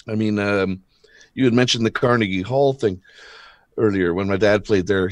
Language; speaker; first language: English; native; English